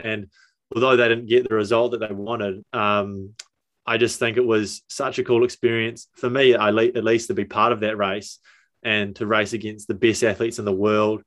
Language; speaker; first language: English; native; English